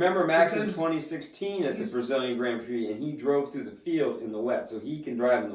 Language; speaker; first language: English; native; English